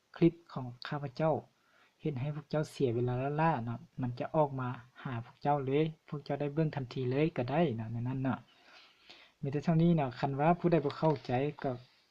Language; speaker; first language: Lao; non-native, local second language; Hmong